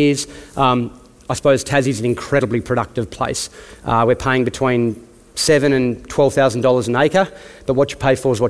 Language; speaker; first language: English; native; English